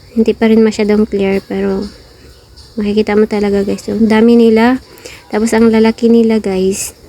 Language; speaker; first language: Filipino; non-native, local second language; Cebuano